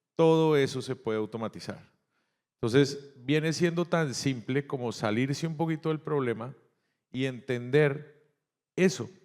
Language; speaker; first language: Spanish; native; Spanish